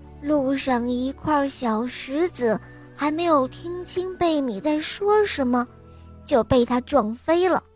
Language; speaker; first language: Chinese; native; Chinese